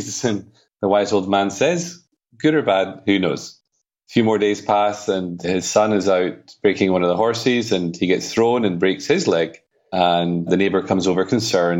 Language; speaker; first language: English; native; English